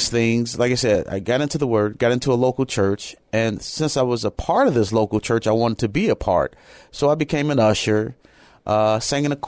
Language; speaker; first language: English; native; English